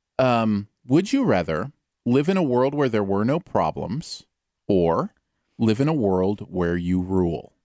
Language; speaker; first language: English; native; English